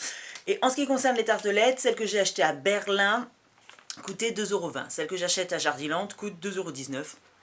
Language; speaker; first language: French; native; French